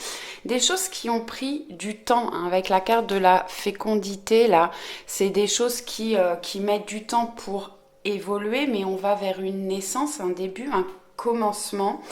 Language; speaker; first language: French; native; French